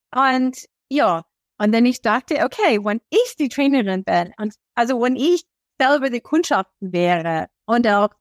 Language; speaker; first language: German; non-native, fluent; English